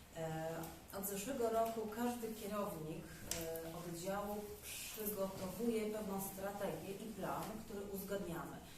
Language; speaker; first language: Polish; native; Polish